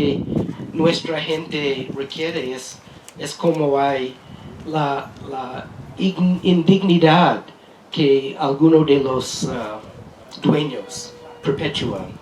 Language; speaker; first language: Spanish; non-native, learner; English